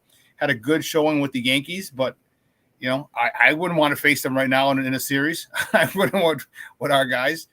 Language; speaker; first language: English; native; English